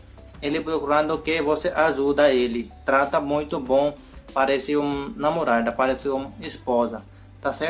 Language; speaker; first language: Portuguese; non-native, learner; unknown